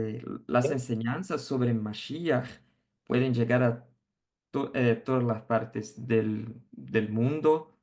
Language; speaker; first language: Spanish; non-native, fluent; Portuguese